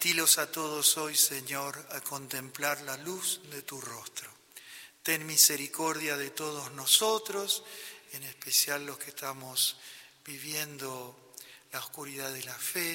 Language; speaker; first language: Spanish; native; Spanish